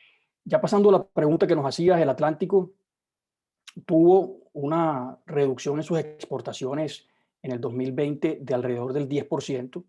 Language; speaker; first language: Spanish; native; Spanish